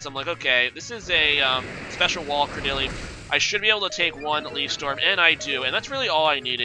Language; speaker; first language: English; native; English